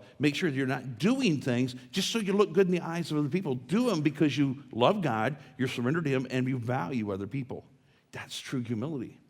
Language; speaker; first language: English; native; English